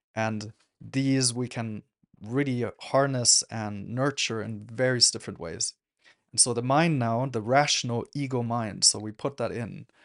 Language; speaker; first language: English; non-native, fluent; German